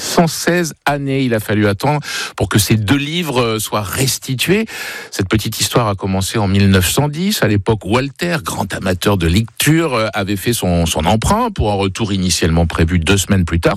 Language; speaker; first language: French; native; French